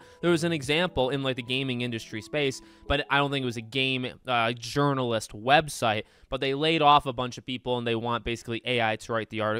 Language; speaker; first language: English; native; English